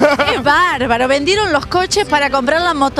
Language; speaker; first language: Spanish; native; Spanish